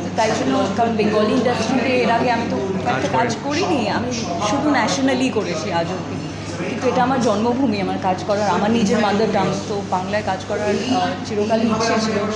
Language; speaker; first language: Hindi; non-native, local second language; Bangla